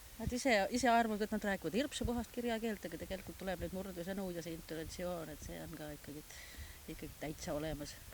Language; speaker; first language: Estonian; native; Estonian